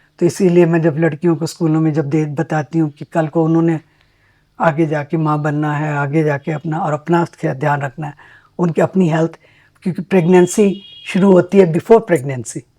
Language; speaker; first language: Hindi; native; Hindi